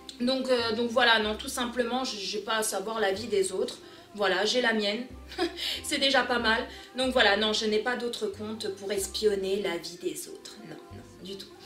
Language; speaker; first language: French; early bilingual, other home language; Portuguese